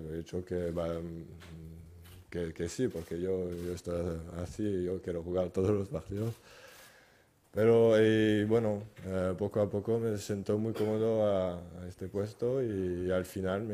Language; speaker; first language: Spanish; non-native, fluent; French